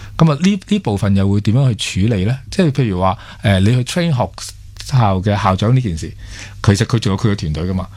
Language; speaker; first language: Cantonese; native; Cantonese